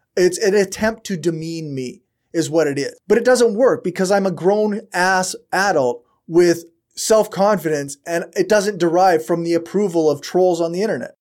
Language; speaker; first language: English; native; English